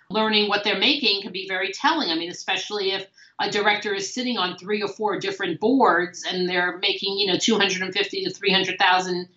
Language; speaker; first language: English; native; English